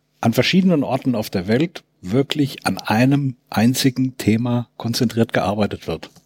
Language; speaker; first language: German; native; German